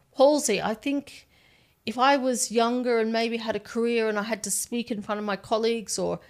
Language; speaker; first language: English; native; English